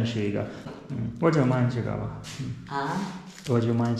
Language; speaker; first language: Chinese; non-native, learner; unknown